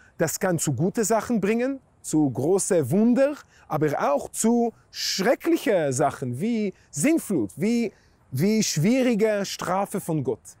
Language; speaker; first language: German; non-native, fluent; Hebrew